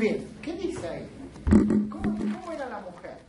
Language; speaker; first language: Spanish; native; Spanish